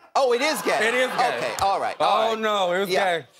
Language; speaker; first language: English; native; English